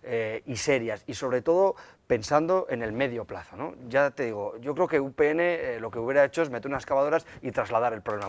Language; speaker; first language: Spanish; native; Spanish